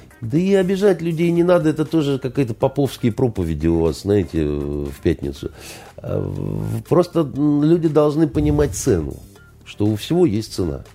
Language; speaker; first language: Russian; native; Russian